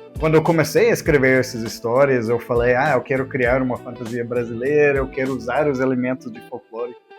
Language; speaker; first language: Portuguese; non-native, fluent; English